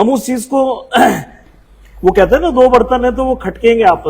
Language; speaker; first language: Hindi; native; Hindi